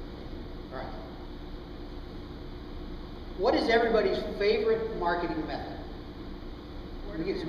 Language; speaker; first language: English; native; English